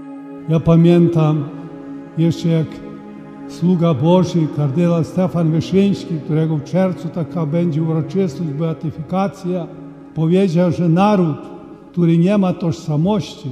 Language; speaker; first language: Polish; early bilingual, heritage; Polish